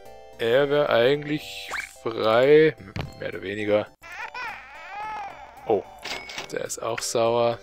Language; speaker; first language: German; native; German